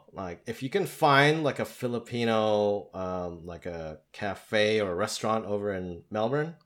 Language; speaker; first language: English; native; English